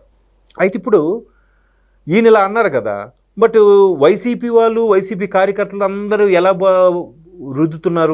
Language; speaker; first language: Telugu; native; Telugu